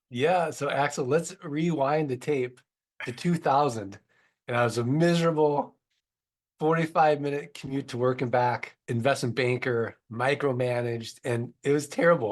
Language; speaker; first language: English; native; English